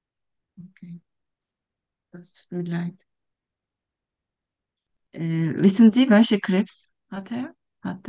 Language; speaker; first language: German; non-native, fluent; Turkish